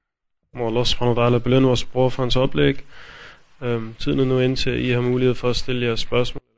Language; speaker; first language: Danish; early bilingual, other home language; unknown